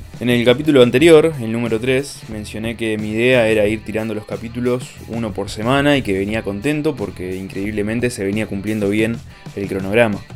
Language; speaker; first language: Spanish; native; Spanish